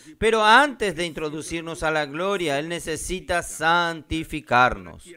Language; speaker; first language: Spanish; non-native, fluent; Portuguese